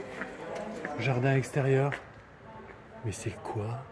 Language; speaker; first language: French; native; French